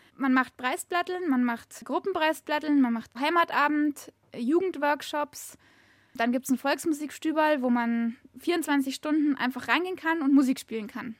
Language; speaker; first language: German; native; German